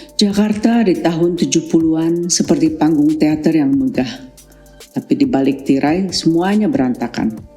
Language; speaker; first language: Indonesian; native; Indonesian